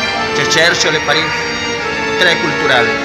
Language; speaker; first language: French; non-native, learner; Spanish